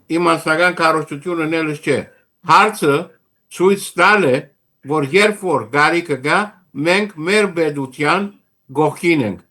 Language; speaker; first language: Armenian; early bilingual, heritage; Armenian